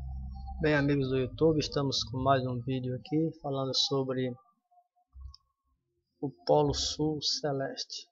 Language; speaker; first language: Portuguese; native; Portuguese